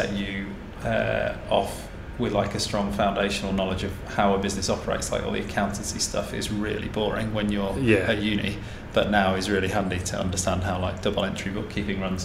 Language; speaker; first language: English; native; English